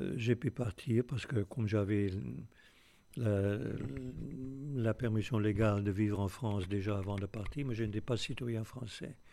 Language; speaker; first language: French; non-native, fluent; Afrikaans